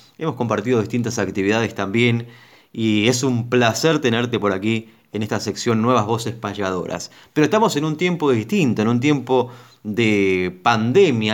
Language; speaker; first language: Spanish; native; Spanish